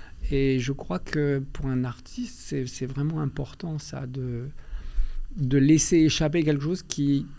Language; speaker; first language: French; early bilingual, other home language; Albanian